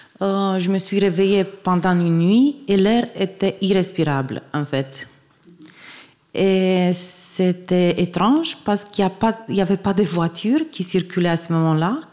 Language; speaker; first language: French; non-native, fluent; Romanian